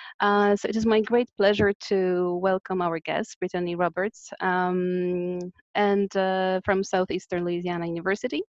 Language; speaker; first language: English; non-native, fluent; Polish